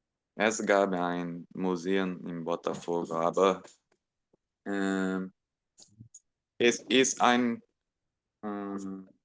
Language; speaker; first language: German; non-native, learner; Portuguese